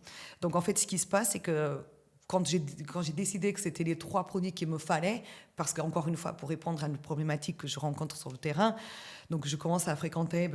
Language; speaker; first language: French; native; French